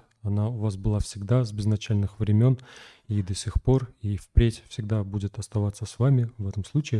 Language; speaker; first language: Russian; native; Russian